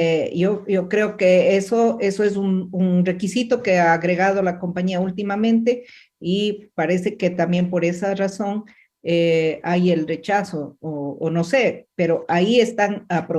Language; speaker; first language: Spanish; native; Spanish